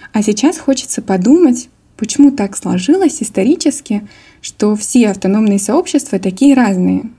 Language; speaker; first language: Russian; native; Russian